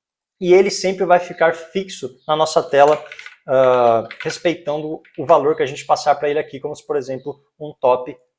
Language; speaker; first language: Portuguese; native; Portuguese